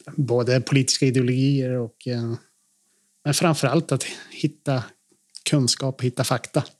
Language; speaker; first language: Swedish; native; Swedish